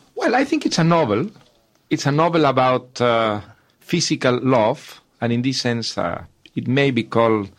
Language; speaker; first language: English; non-native, fluent; Spanish